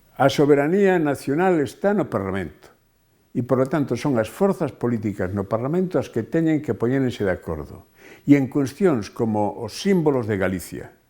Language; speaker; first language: Galician; native; Galician